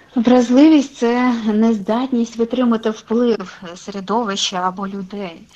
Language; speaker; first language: Ukrainian; non-native, local second language; Russian